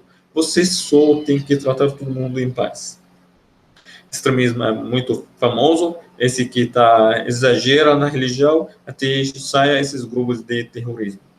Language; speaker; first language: Portuguese; non-native, fluent; Arabic